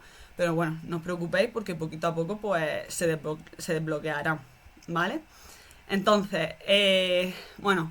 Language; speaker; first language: Spanish; native; Spanish